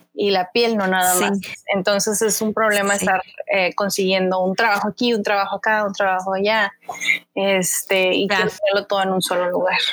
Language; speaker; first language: Spanish; native; Spanish